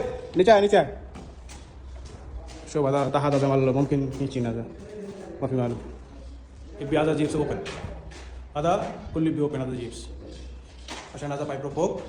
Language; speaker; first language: Arabic; non-native, learner; Bangla